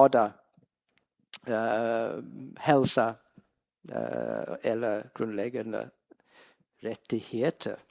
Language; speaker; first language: Swedish; non-native, fluent; English